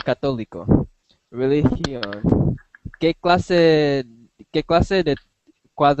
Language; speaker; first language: Spanish; non-native, learner; English